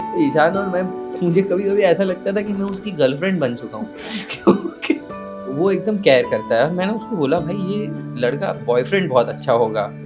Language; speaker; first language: Hindi; non-native, local second language; Gujarati